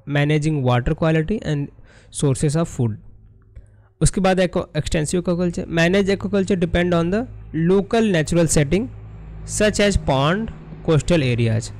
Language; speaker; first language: Hindi; native; Hindi